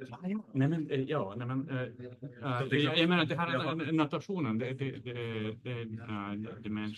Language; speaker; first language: Swedish; non-native, fluent; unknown